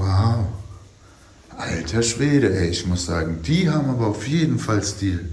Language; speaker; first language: German; native; German